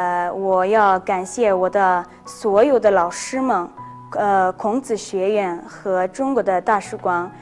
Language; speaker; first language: Chinese; non-native, learner; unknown